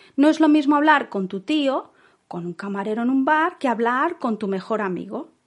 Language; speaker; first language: Spanish; native; Spanish